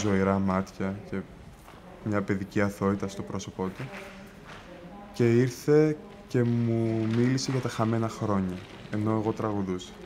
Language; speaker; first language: Greek; native; Greek